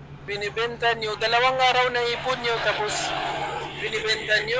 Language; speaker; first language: Filipino; non-native, learner; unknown